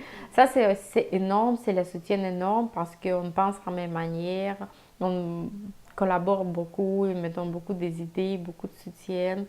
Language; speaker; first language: French; non-native, fluent; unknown